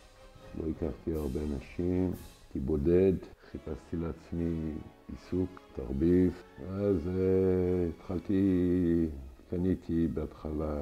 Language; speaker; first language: Hebrew; non-native, fluent; French